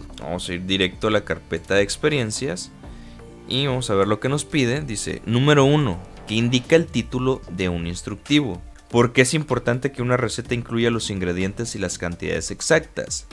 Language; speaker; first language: Spanish; native; Spanish